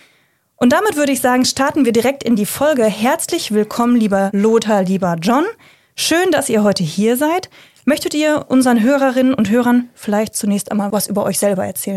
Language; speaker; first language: German; native; German